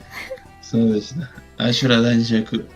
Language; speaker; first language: Japanese; non-native, learner; Spanish